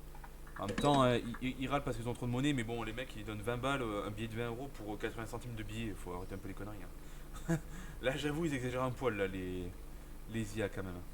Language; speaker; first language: French; native; French